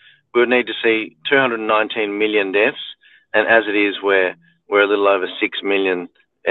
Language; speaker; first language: English; native; English